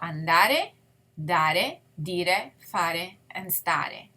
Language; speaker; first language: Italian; non-native, fluent; English